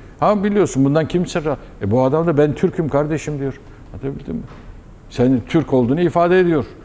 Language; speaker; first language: Turkish; native; Turkish